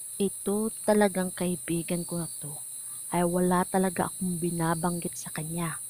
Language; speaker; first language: Filipino; native; Filipino